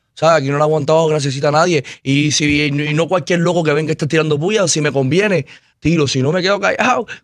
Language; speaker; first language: Spanish; native; Spanish